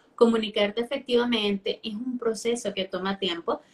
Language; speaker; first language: Spanish; native; Spanish